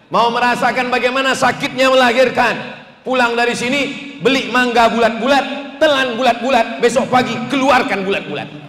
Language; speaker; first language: Indonesian; native; Indonesian